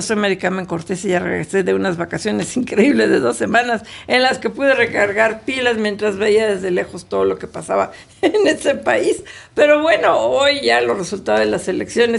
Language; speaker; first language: Spanish; native; Spanish